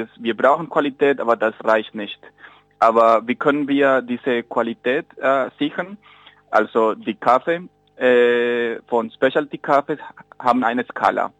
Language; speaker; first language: German; non-native, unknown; Spanish